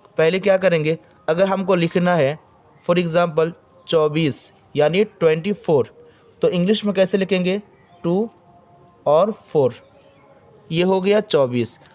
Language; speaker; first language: Hindi; native; Hindi